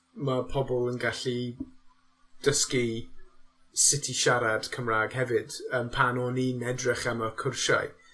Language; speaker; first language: Welsh; non-native, local second language; English